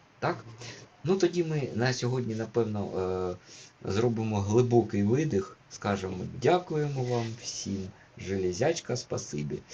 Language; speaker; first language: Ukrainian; non-native, local second language; Russian